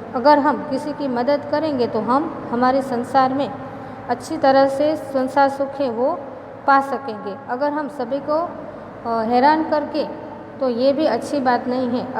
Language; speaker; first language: Hindi; non-native, local second language; Gujarati